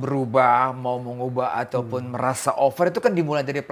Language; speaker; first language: Indonesian; native; Indonesian